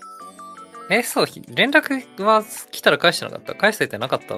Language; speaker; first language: Japanese; native; Japanese